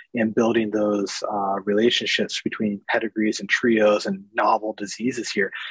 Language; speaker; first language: English; native; English